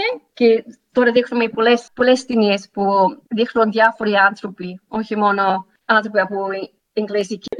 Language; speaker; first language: Greek; early bilingual, heritage; Greek